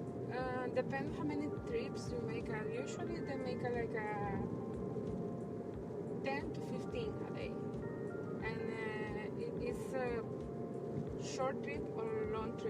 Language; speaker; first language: English; non-native, learner; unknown